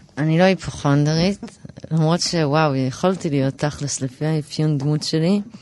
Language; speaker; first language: Hebrew; early bilingual, other home language; English